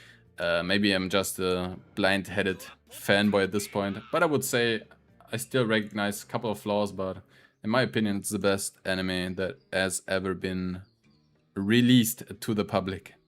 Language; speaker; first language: English; non-native, fluent; German